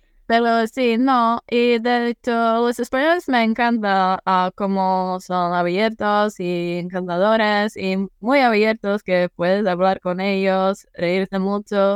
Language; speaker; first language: Spanish; non-native, fluent; Czech